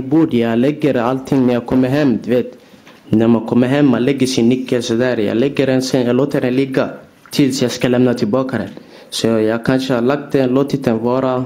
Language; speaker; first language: Swedish; early bilingual, other home language; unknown